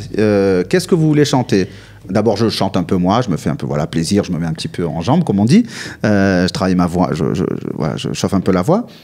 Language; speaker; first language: French; native; French